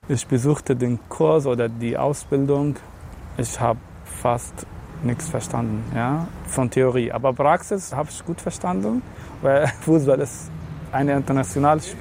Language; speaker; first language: German; non-native, fluent; Arabic